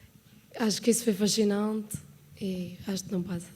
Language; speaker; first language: Portuguese; native; Portuguese